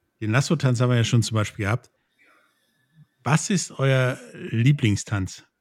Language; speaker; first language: German; native; German